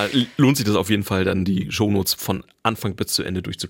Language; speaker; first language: German; native; German